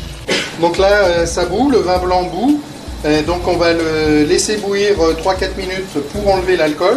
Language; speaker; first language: French; native; French